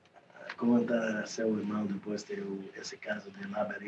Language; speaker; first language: Portuguese; non-native, learner; English